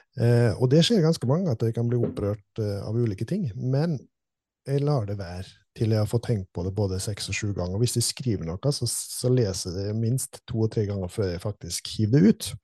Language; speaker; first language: Norwegian; native; Norwegian